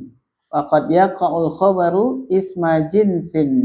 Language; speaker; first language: Arabic; non-native, fluent; Indonesian